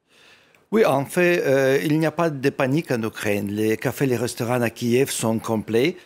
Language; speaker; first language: French; non-native, fluent; Russian